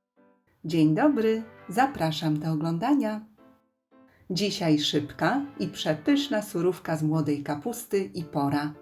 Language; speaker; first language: Polish; native; Polish